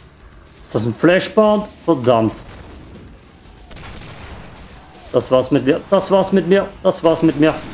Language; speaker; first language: German; native; German